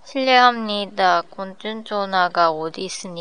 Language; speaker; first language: Korean; non-native, learner; Japanese